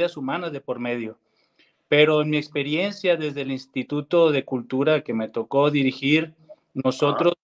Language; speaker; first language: Spanish; native; Spanish